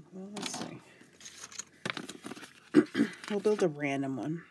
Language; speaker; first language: English; native; English